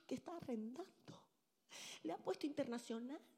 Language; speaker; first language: Spanish; native; Spanish